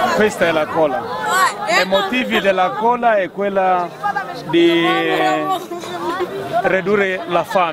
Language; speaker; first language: Italian; non-native, fluent; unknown